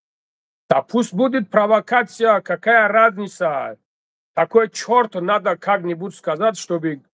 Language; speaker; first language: Russian; non-native, learner; Tajik